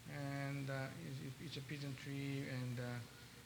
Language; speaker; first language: English; non-native, learner; Korean